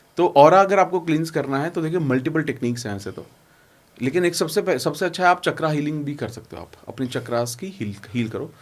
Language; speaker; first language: Hindi; native; Hindi